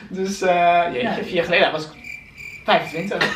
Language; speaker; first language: Dutch; native; Dutch